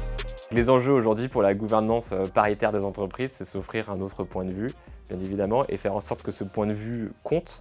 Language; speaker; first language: French; native; French